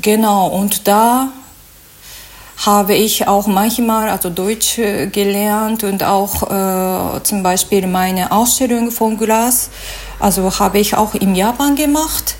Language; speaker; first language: German; non-native, learner; Japanese